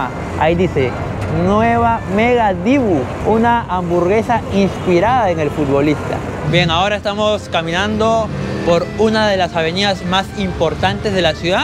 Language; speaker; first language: Spanish; native; Spanish